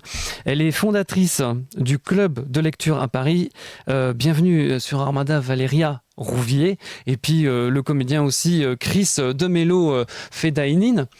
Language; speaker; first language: French; native; French